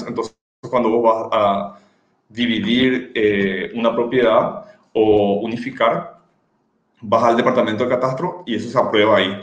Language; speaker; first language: Spanish; native; Spanish